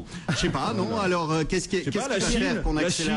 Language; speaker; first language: French; native; French